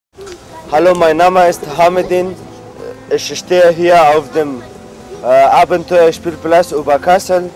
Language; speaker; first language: German; non-native, learner; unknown